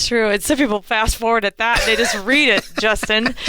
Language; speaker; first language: English; native; English